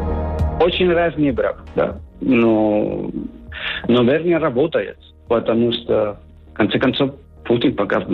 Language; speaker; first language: Russian; non-native, fluent; Spanish